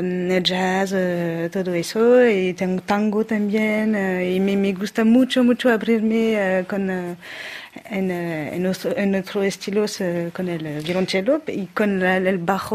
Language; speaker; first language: Spanish; non-native, learner; French